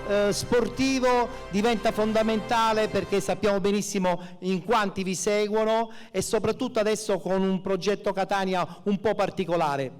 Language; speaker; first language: Italian; native; Italian